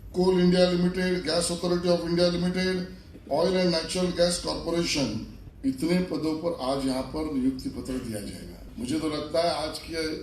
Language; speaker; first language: Hindi; non-native, local second language; Marathi